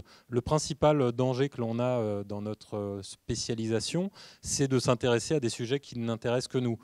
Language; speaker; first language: French; native; French